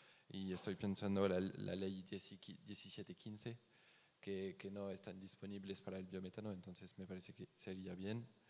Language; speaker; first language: Spanish; non-native, fluent; French